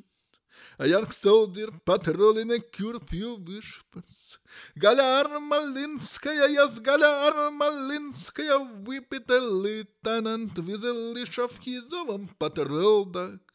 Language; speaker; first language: English; non-native, fluent; Ukrainian